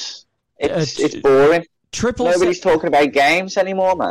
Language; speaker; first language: English; native; English